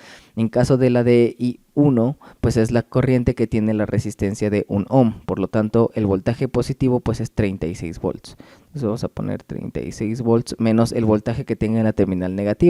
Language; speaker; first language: Spanish; native; Spanish